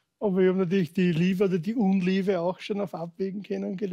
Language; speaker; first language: German; native; German